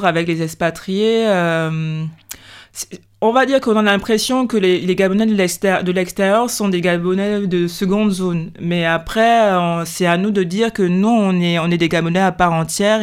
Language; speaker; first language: French; native; French